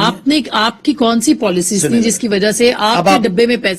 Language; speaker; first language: Urdu; native; Urdu